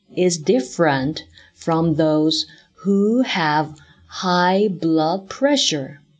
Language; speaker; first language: English; non-native, fluent; Chinese